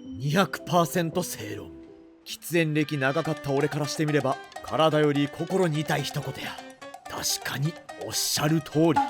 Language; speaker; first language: Japanese; native; Japanese